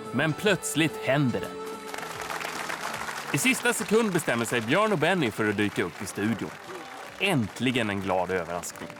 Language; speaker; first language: Swedish; native; Swedish